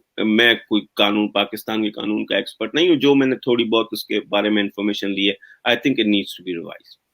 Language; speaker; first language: Urdu; native; Urdu